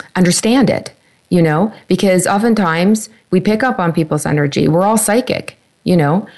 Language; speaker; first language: English; native; English